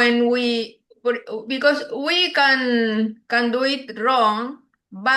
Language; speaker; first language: English; non-native, learner; Spanish